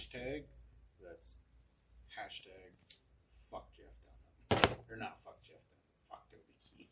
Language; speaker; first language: English; native; English